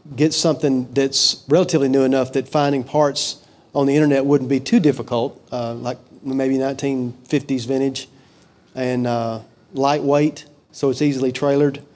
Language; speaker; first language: English; native; English